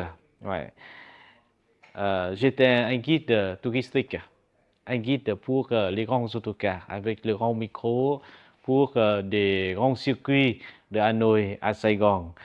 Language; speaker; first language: French; non-native, fluent; Vietnamese